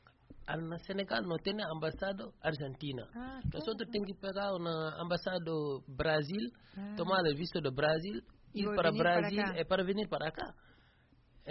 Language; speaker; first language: Spanish; non-native, learner; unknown